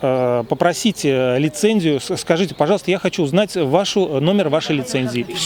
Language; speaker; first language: Russian; native; Russian